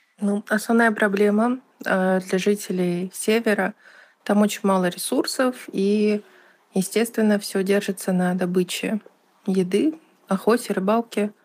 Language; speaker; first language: Russian; native; Russian